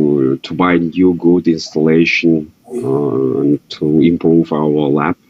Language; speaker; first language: English; non-native, fluent; Russian